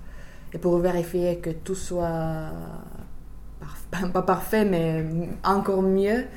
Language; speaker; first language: French; non-native, fluent; Finnish